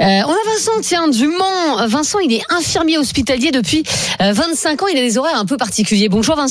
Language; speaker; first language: French; native; French